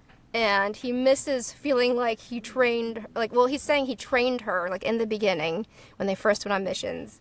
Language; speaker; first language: English; native; English